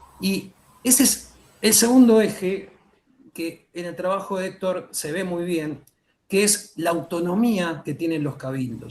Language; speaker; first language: Spanish; native; Spanish